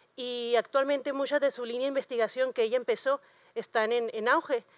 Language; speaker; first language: Spanish; native; Spanish